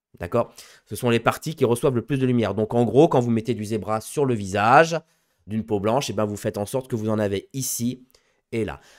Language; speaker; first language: French; native; French